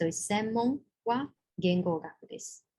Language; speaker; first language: Japanese; non-native, fluent; Chinese